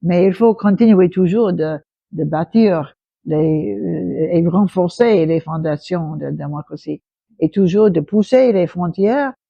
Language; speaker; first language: French; non-native, fluent; English